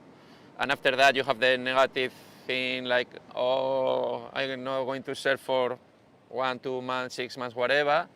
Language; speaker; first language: English; non-native, fluent; Spanish